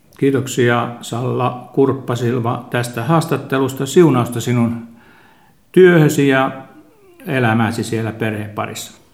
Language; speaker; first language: Finnish; native; Finnish